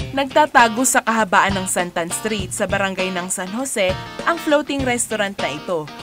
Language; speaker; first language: Filipino; native; Filipino